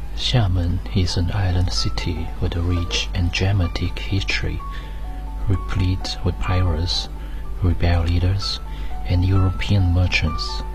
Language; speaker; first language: English; non-native, fluent; Chinese